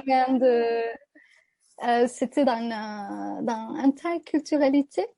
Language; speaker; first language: French; non-native, fluent; Turkish